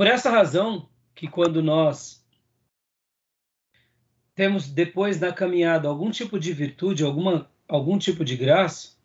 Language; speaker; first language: Portuguese; native; Portuguese